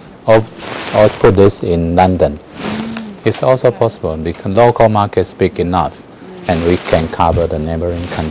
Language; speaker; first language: English; non-native, fluent; Chinese